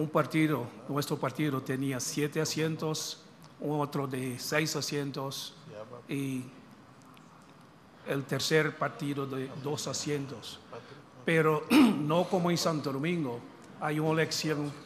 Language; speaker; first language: Spanish; non-native, fluent; English